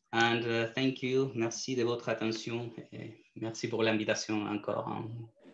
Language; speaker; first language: French; non-native, fluent; Spanish